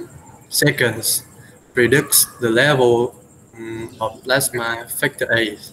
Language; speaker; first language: English; non-native, fluent; Vietnamese